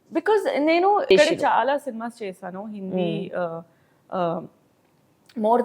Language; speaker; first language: Telugu; non-native, learner; Hindi